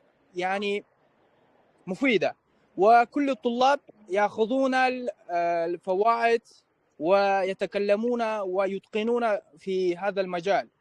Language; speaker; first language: Arabic; non-native, fluent; Uzbek